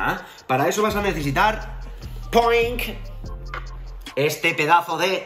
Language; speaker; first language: Spanish; native; Spanish